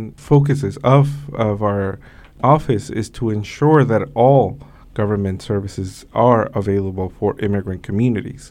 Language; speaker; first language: English; native; English